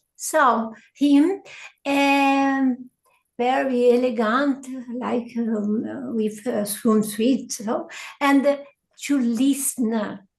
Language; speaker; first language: English; non-native, learner; Portuguese